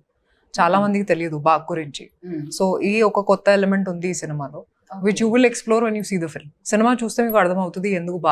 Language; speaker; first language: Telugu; non-native, fluent; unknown